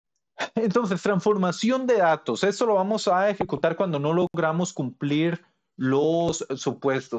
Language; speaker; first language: Spanish; native; Spanish